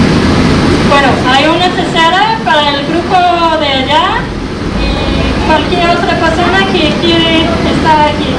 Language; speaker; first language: Spanish; non-native, fluent; English